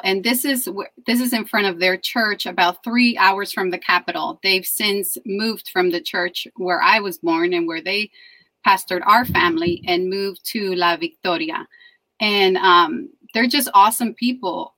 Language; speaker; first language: English; early bilingual, other home language; Spanish